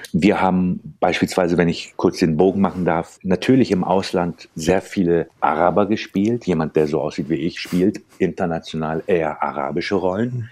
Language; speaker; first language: German; early bilingual, other home language; Turkish